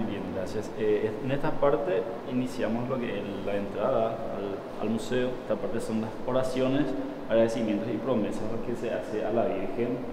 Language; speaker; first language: Spanish; native; Spanish